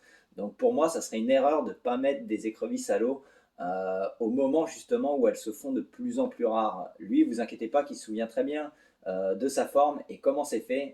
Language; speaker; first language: French; native; French